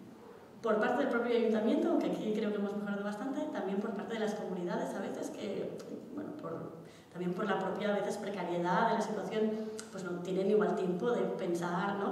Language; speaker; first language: Spanish; native; Spanish